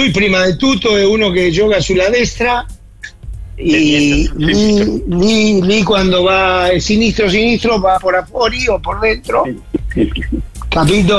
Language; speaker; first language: Italian; non-native, fluent; Spanish